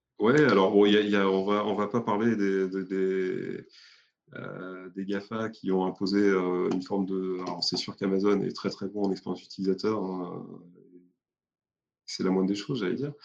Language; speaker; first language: French; native; French